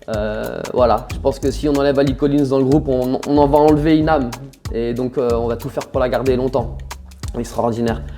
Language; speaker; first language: French; native; French